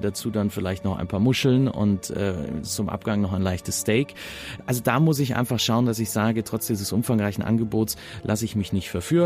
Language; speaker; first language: German; native; German